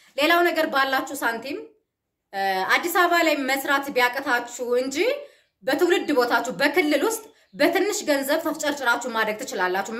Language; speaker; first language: Amharic; native; Amharic